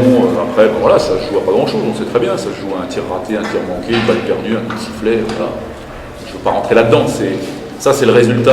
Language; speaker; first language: French; native; French